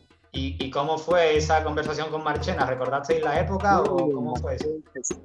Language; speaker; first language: Spanish; native; Spanish